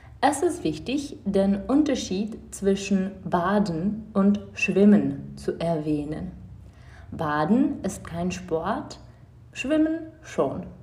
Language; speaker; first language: German; non-native, fluent; Czech